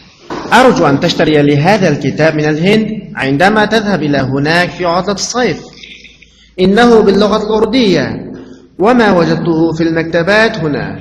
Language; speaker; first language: Arabic; non-native, fluent; Uyghur